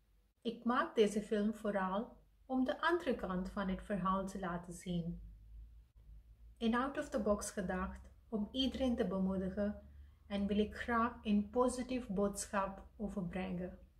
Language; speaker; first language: Dutch; non-native, fluent; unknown